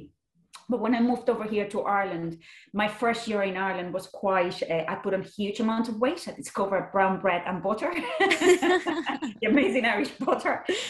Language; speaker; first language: English; non-native, fluent; Spanish